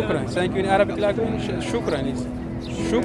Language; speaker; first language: English; non-native, learner; Arabic